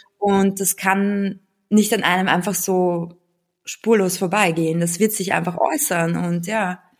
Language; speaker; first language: German; early bilingual, other home language; Bulgarian